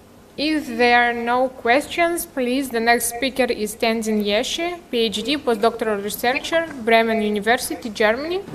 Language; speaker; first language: English; non-native, fluent; Romanian